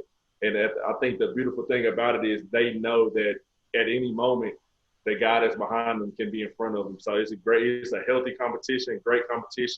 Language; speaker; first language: English; native; English